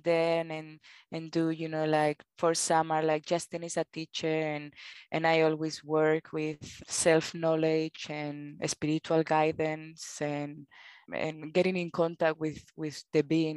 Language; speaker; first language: English; non-native, fluent; Spanish